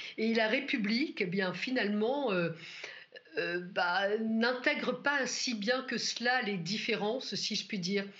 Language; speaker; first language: French; native; French